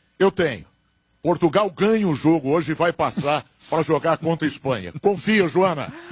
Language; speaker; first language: Portuguese; native; Portuguese